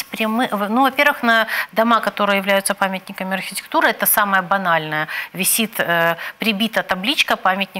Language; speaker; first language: Russian; native; Russian